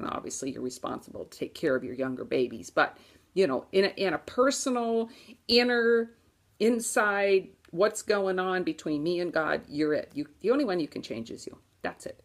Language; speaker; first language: English; native; English